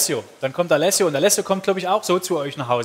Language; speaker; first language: German; native; German